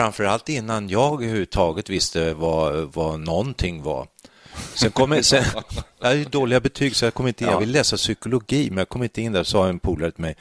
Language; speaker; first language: Swedish; native; Swedish